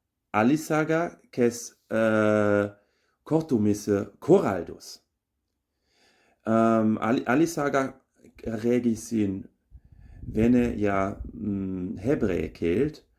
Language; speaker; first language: Estonian; non-native, learner; German